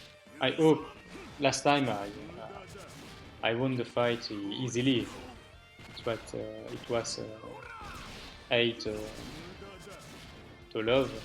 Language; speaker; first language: English; non-native, learner; French